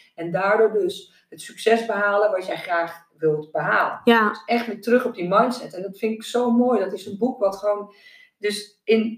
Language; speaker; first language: Dutch; native; Dutch